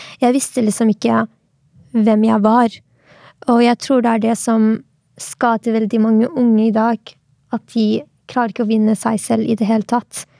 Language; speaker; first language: Norwegian; early bilingual, other home language; Arabic